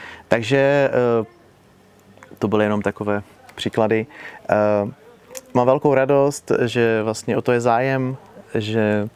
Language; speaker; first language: Czech; native; Czech